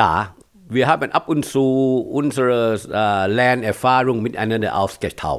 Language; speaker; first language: German; non-native, fluent; Thai